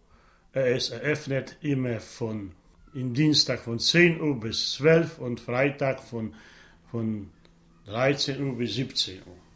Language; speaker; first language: German; non-native, local second language; Polish